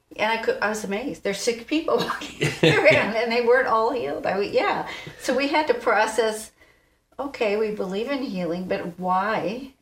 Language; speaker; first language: English; native; English